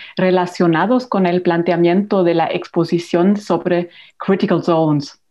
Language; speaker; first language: Spanish; non-native, fluent; German